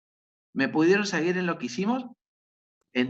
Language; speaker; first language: Spanish; native; Spanish